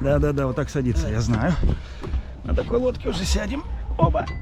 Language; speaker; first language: Russian; native; Russian